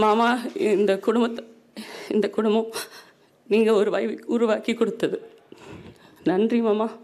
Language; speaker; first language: Tamil; native; Tamil